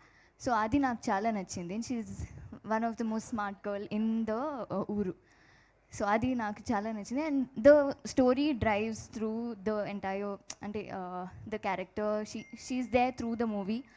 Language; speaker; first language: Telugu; non-native, learner; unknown